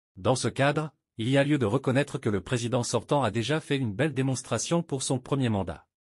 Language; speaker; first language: French; non-native, local second language; Arabic